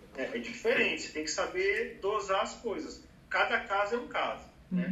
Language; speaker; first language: Portuguese; native; Portuguese